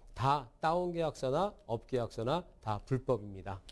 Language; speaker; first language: Korean; native; Korean